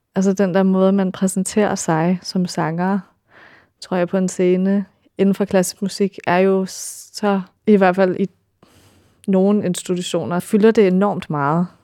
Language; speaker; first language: Danish; early bilingual, heritage; Danish